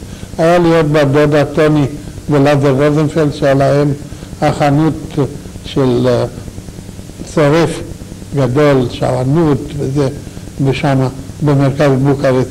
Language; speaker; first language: Hebrew; non-native, fluent; Romanian